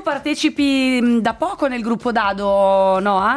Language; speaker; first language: Italian; native; Italian